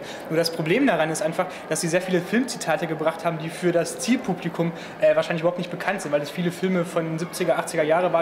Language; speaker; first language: German; native; German